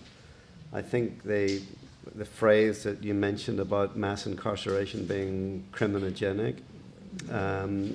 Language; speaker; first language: English; native; English